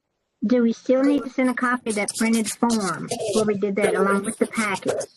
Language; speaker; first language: English; native; English